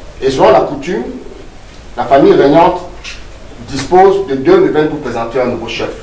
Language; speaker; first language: French; non-native, local second language; Duala